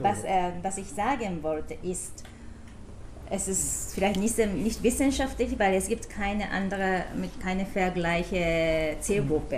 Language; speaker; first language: German; non-native, fluent; Japanese